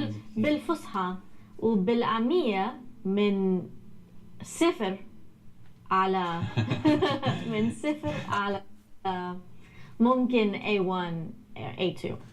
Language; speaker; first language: Arabic; non-native, learner; English